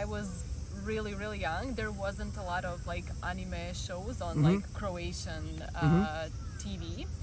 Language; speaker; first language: English; non-native, fluent; Croatian